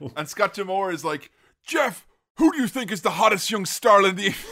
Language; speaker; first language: English; native; English